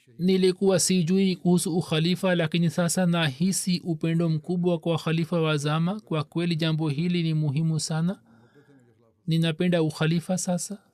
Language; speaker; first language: Swahili; native; Swahili